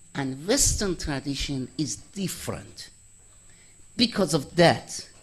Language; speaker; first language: English; non-native, fluent; Persian